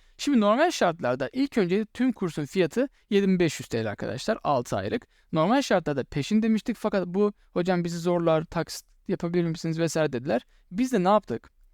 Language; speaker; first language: Turkish; native; Turkish